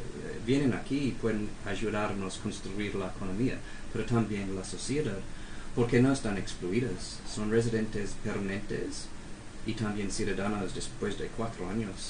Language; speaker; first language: Spanish; non-native, fluent; English